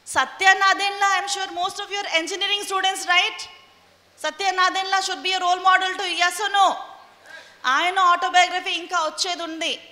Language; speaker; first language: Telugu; non-native, local second language; Hindi